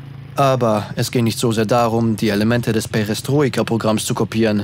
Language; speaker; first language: German; native; German